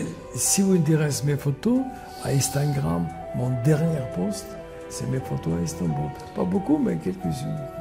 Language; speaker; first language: French; non-native, fluent; Russian